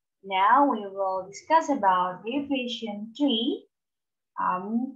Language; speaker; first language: English; non-native, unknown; Indonesian